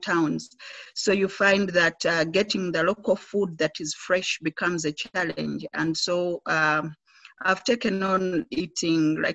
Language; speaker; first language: English; non-native, local second language; Ganda